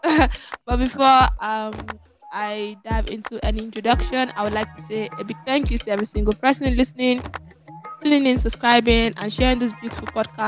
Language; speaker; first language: English; non-native, local second language; Yoruba